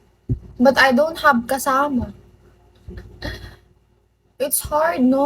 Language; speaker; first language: English; non-native, learner; Filipino